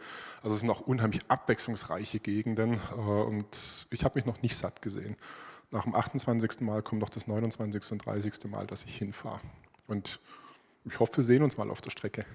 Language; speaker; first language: German; native; German